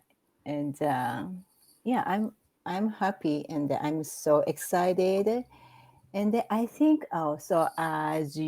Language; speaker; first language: English; non-native, learner; Japanese